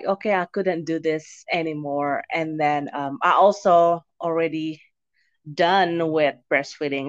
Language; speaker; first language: English; non-native, fluent; Indonesian